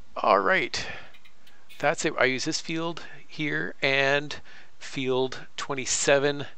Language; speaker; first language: English; native; English